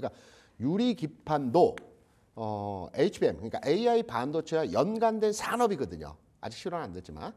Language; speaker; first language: Korean; native; Korean